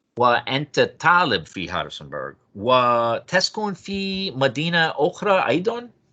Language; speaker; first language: Arabic; non-native, fluent; English